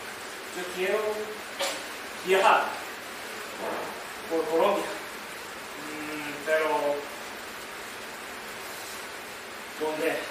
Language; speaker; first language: Spanish; non-native, learner; Japanese